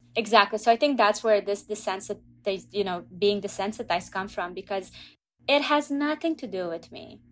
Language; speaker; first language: English; early bilingual, other home language; Russian